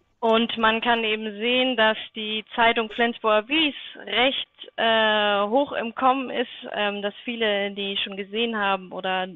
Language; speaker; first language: German; native; German